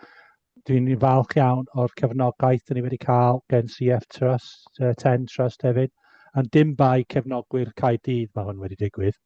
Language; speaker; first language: Welsh; non-native, fluent; English